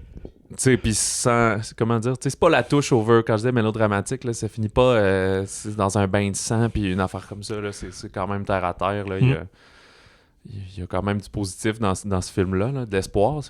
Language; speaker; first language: French; native; French